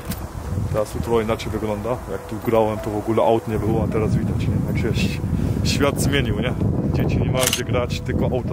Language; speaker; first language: Polish; early bilingual, heritage; Polish